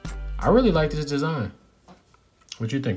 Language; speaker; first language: English; native; English